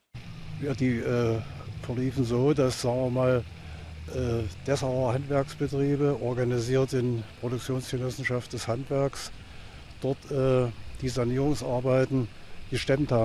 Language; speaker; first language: German; native; German